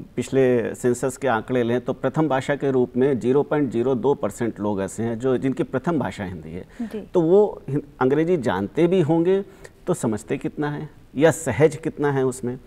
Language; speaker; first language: Hindi; native; Hindi